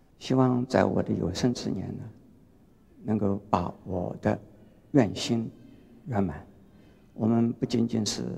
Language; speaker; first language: Chinese; native; Chinese